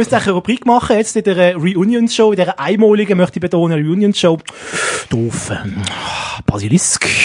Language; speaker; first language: German; native; German